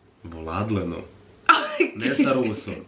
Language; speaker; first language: Bosnian; native; Bosnian